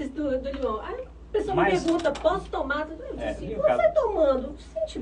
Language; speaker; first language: Portuguese; native; Portuguese